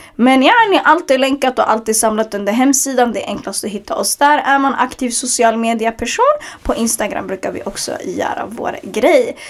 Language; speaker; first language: Swedish; early bilingual, other home language; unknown